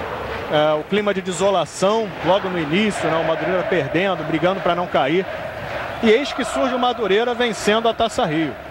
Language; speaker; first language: Portuguese; native; Portuguese